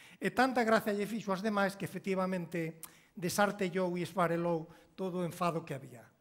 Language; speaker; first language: Galician; native; Galician